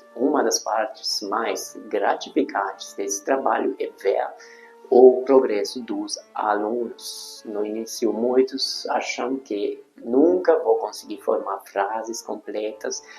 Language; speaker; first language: Portuguese; non-native, fluent; Hungarian